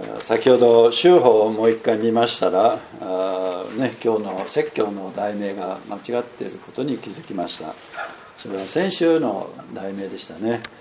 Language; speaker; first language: Japanese; non-native, fluent; English